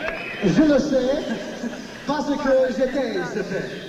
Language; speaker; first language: French; non-native, learner; English